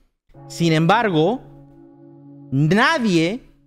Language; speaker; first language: Spanish; native; Spanish